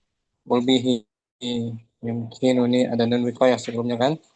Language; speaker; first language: Indonesian; native; Indonesian